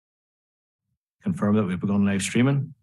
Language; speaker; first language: English; native; English